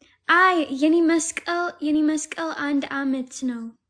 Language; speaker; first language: Amharic; non-native, learner; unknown